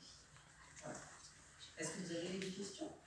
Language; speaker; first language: French; native; French